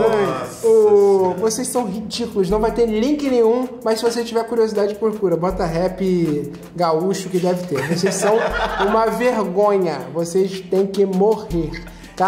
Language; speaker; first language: Portuguese; native; Portuguese